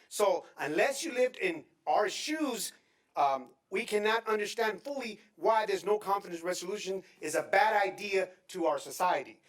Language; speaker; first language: English; native; English